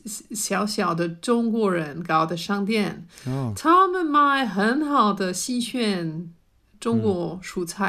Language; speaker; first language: Chinese; non-native, fluent; English